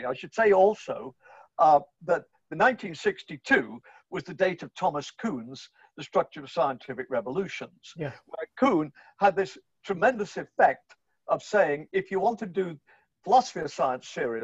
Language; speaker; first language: English; native; English